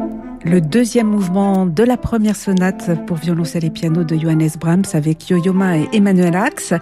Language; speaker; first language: French; native; French